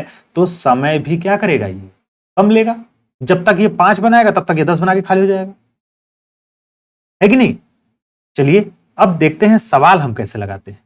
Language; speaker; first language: Hindi; native; Hindi